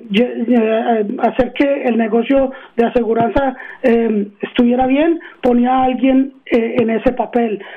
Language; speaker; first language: Spanish; early bilingual, heritage; Spanish